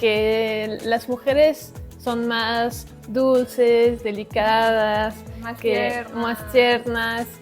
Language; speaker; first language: Spanish; non-native, fluent; French